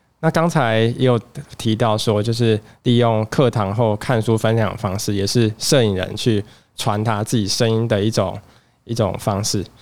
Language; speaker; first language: Chinese; native; Chinese